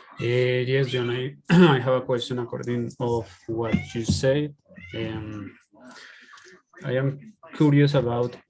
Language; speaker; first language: English; non-native, learner; Spanish